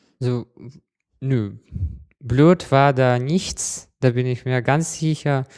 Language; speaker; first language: German; non-native, fluent; Russian